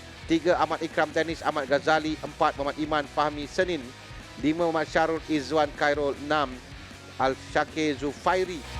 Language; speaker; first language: Malay; native; Malay